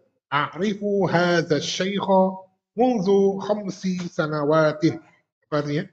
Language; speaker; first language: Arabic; non-native, fluent; Indonesian